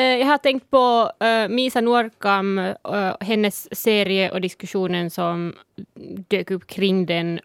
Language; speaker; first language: Swedish; non-native, local second language; Northern Sami